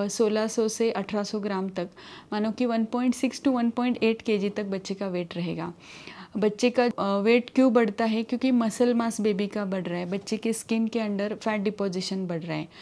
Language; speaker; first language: Hindi; non-native, local second language; Marathi